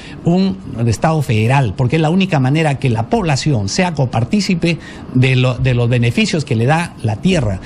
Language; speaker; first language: Spanish; native; Spanish